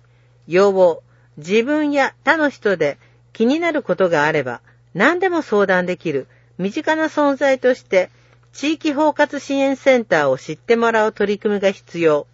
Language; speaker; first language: Japanese; native; Japanese